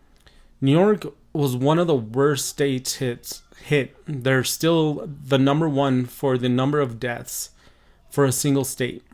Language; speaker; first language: English; native; English